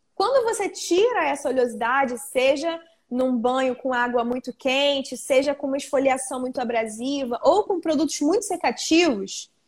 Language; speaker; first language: Portuguese; native; Portuguese